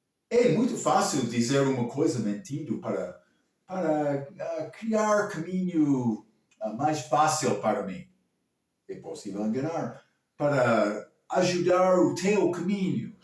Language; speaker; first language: Portuguese; non-native, learner; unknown